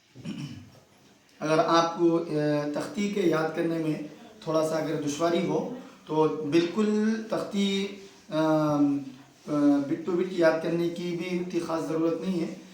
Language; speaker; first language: Urdu; native; Urdu